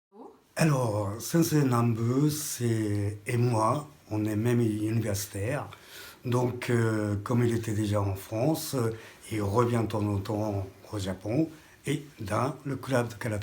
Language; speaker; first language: French; non-native, learner; Japanese